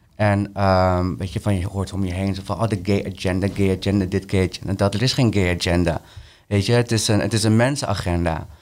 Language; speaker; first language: Dutch; early bilingual, other home language; Spanish